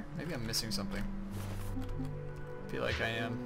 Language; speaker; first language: English; native; English